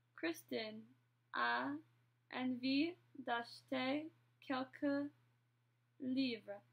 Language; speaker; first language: French; non-native, learner; English